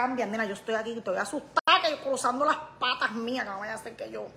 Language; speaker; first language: Spanish; native; Spanish